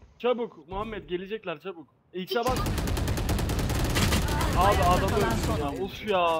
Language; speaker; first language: Turkish; native; Turkish